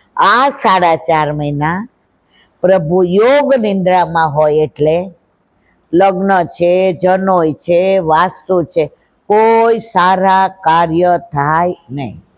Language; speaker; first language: Gujarati; native; Gujarati